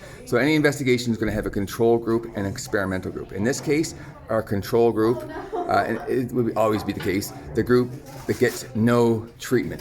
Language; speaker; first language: English; native; English